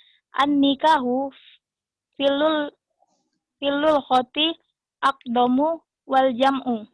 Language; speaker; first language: Arabic; non-native, learner; Indonesian